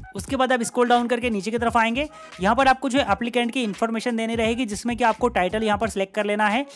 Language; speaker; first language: Hindi; native; Hindi